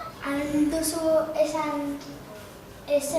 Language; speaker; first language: Basque; non-native, local second language; Spanish